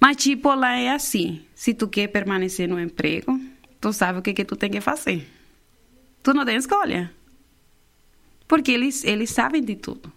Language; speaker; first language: Portuguese; non-native, fluent; Spanish